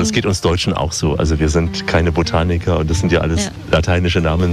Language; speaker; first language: German; native; German